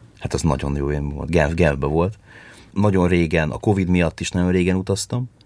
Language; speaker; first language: Hungarian; early bilingual, heritage; Hungarian